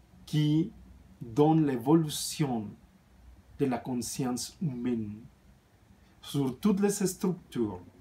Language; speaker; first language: French; non-native, fluent; Spanish